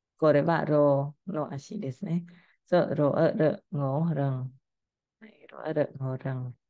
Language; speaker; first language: Japanese; non-native, fluent; Khmer